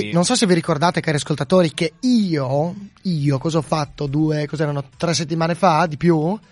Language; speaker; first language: Italian; native; Italian